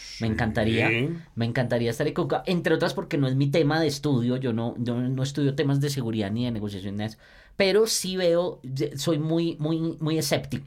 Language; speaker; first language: Spanish; native; Spanish